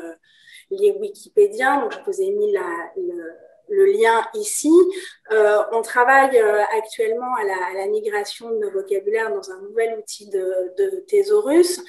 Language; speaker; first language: French; native; French